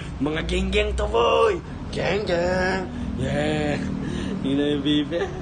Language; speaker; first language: Filipino; non-native, local second language; Pampanga